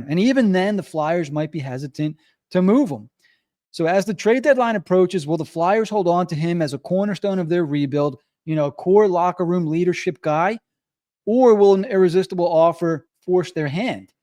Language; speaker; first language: English; native; English